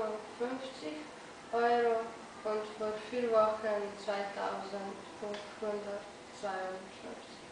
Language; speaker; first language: German; non-native, learner; Slovenian